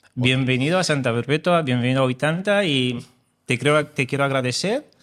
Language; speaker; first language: Spanish; non-native, fluent; Romanian